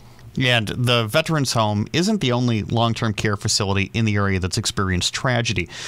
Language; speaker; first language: English; native; English